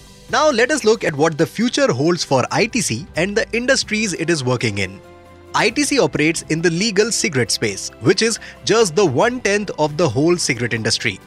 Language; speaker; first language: English; non-native, local second language; Hindi